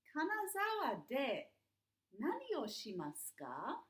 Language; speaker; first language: Japanese; non-native, fluent; English